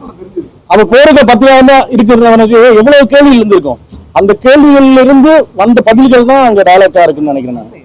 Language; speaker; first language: Tamil; native; Tamil